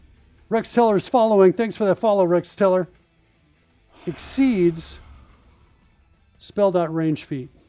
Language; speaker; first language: English; native; English